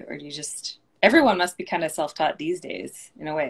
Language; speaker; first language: English; native; English